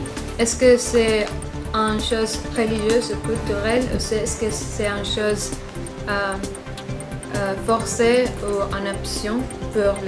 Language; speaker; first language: French; non-native, learner; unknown